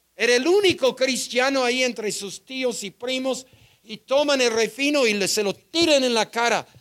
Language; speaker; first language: Spanish; non-native, fluent; English